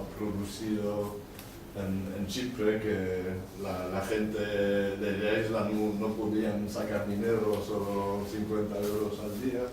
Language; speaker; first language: Spanish; non-native, learner; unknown